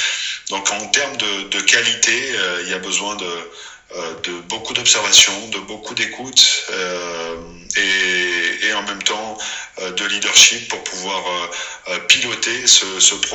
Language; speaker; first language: French; native; French